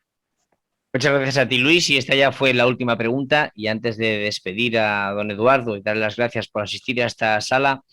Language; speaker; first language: Spanish; native; Spanish